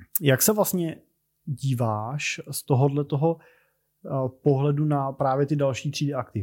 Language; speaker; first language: Czech; native; Czech